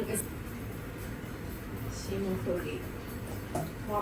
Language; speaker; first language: English; non-native, learner; Japanese